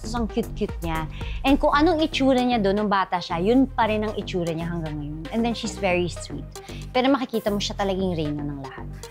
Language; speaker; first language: Filipino; native; Filipino